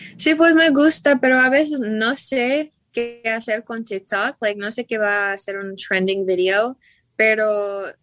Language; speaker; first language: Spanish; non-native, learner; English